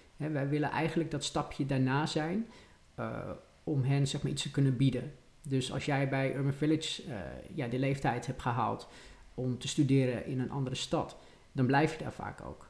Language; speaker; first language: Dutch; native; Dutch